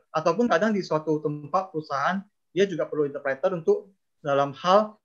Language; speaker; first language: Indonesian; non-native, local second language; Chinese